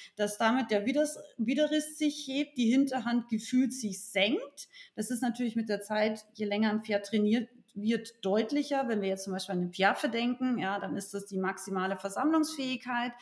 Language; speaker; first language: German; native; German